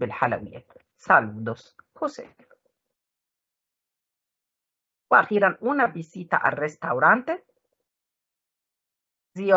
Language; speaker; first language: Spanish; non-native, fluent; Arabic